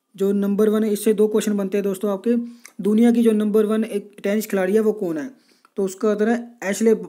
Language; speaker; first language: Hindi; non-native, local second language; Punjabi